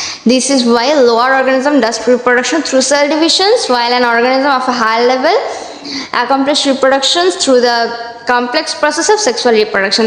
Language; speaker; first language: English; non-native, local second language; Bangla